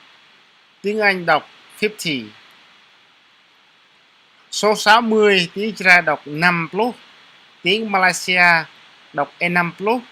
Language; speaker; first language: Vietnamese; non-native, local second language; Jarai